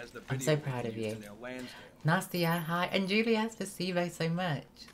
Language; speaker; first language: English; native; English